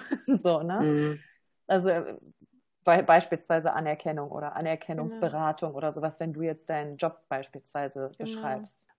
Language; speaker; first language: German; native; German